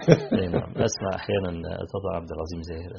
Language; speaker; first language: Arabic; native; Arabic